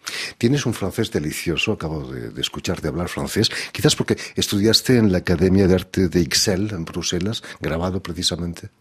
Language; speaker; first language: Spanish; native; Spanish